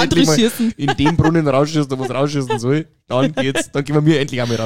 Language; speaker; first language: German; native; German